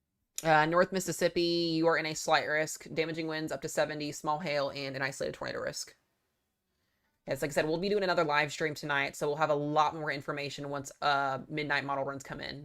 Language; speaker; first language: English; native; English